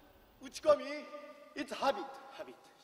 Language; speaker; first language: English; non-native, learner; Japanese